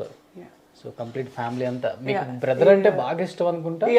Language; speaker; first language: Telugu; native; Telugu